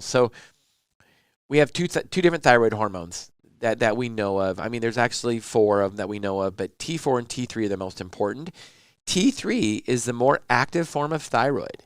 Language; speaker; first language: English; native; English